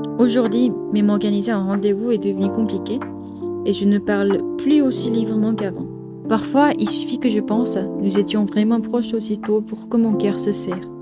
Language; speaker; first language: French; non-native, fluent; Korean